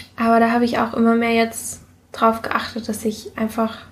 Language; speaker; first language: German; early bilingual, other home language; Spanish